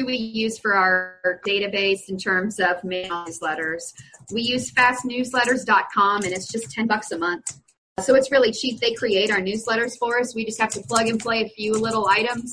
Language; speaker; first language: English; native; English